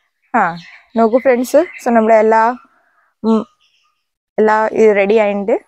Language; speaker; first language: Malayalam; non-native, learner; Hindi